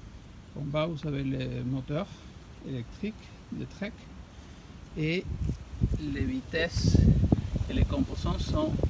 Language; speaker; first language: French; non-native, fluent; Spanish